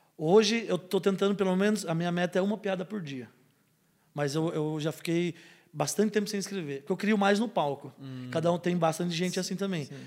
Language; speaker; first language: Portuguese; native; Portuguese